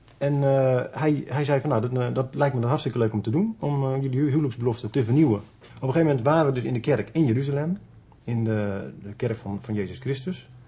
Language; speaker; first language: Dutch; native; Dutch